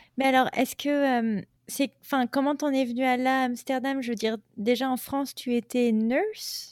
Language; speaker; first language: French; native; French